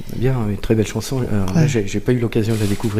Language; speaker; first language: French; native; French